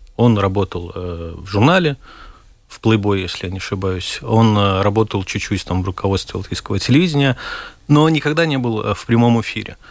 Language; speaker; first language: Russian; native; Russian